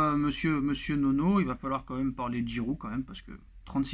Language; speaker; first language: French; native; French